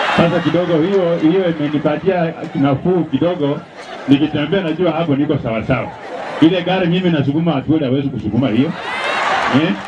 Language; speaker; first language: Swahili; non-native, local second language; Luyia